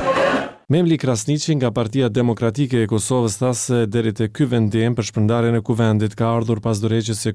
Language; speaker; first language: Albanian; native; Albanian